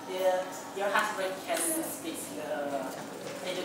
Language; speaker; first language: English; non-native, learner; Indonesian